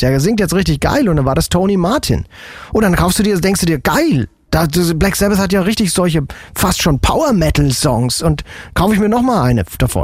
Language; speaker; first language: German; native; German